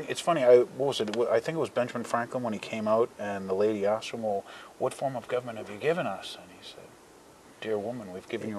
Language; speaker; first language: English; native; English